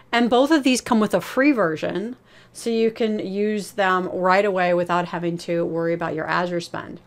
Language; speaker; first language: English; native; English